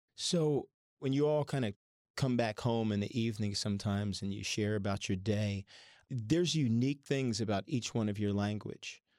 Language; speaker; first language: English; native; English